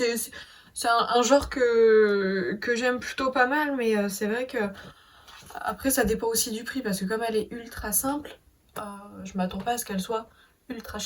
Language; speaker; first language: French; native; French